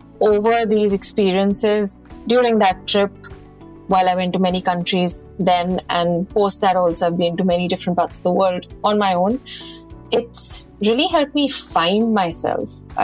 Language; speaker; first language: English; non-native, local second language; Punjabi